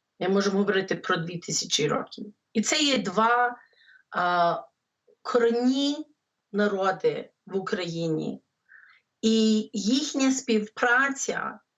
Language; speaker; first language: Ukrainian; early bilingual, heritage; English